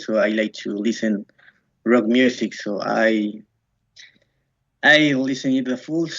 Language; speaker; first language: English; non-native, learner; Spanish